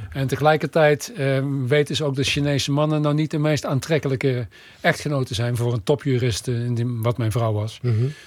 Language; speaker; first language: Dutch; native; Dutch